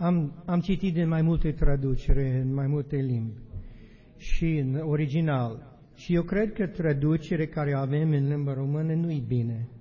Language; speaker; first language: Romanian; non-native, learner; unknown